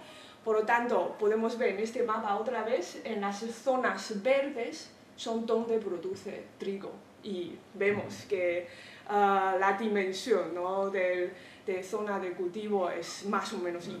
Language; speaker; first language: Spanish; non-native, fluent; Chinese